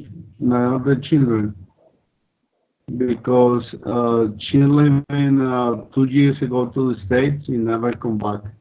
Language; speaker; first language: English; non-native, learner; Spanish